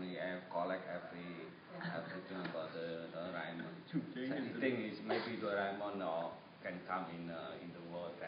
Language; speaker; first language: English; non-native, learner; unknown